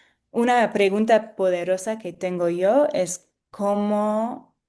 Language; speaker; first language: Spanish; non-native, fluent; English